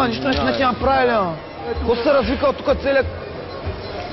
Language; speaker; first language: Bulgarian; native; Bulgarian